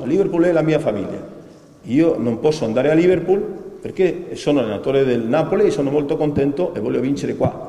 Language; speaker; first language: Italian; non-native, fluent; Spanish